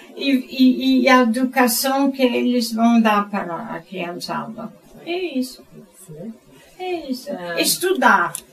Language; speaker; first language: Portuguese; non-native, fluent; German